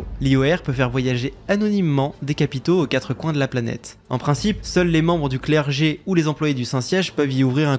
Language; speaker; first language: French; native; French